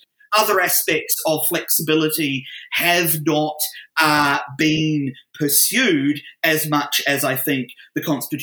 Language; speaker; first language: English; native; English